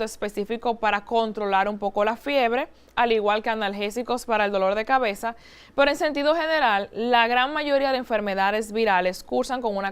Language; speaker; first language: Spanish; native; Spanish